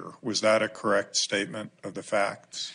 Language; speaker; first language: English; native; English